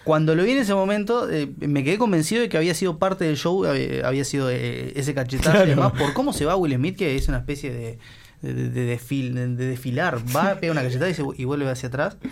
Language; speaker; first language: Spanish; native; Spanish